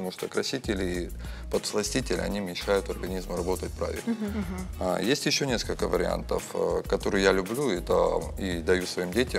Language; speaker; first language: Russian; native; Russian